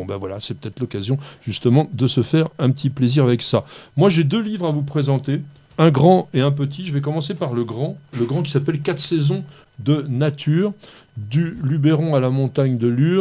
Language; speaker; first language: French; native; French